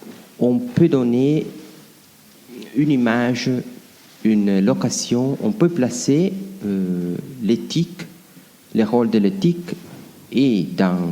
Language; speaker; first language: French; non-native, fluent; Italian